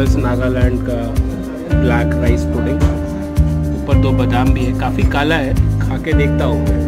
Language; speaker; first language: Hindi; native; Hindi